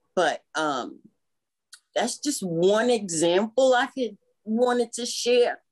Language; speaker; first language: English; native; English